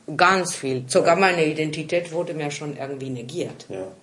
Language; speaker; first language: German; non-native, fluent; Spanish